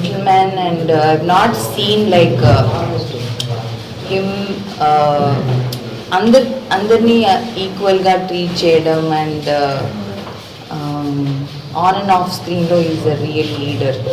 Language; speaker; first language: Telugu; non-native, local second language; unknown